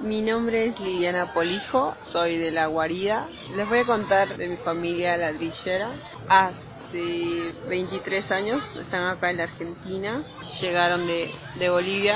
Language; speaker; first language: Spanish; early bilingual, other home language; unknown